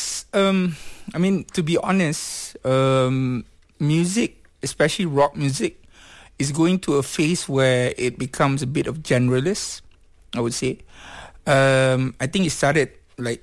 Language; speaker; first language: English; non-native, local second language; Malay